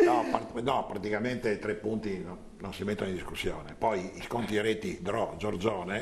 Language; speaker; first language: Italian; native; Italian